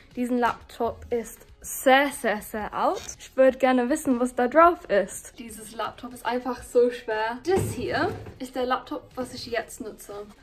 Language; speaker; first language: German; non-native, fluent; English